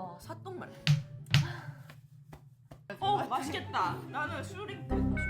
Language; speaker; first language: Korean; non-native, learner; Chinese